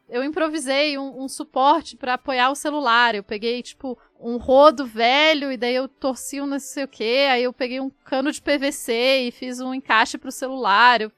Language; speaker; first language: Portuguese; native; Portuguese